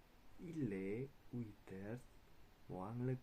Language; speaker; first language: French; non-native, learner; Indonesian